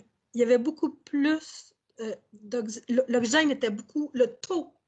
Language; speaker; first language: French; native; French